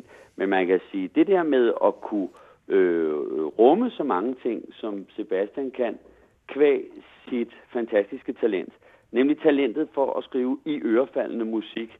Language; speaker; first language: Danish; native; Danish